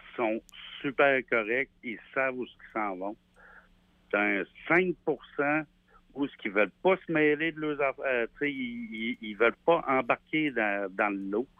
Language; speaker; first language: French; native; French